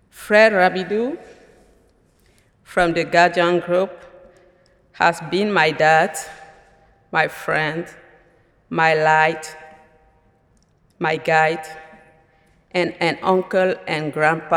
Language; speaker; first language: English; non-native, local second language; French